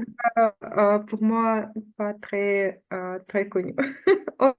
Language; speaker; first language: French; non-native, fluent; Russian